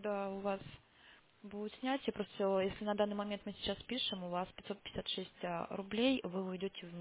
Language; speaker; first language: Russian; native; Russian